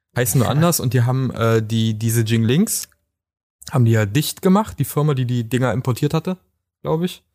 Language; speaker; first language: German; native; German